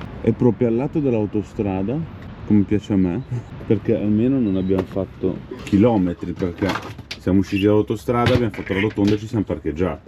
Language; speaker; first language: Italian; native; Italian